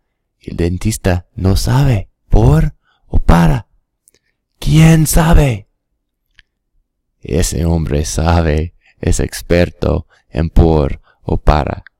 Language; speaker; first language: Spanish; non-native, fluent; English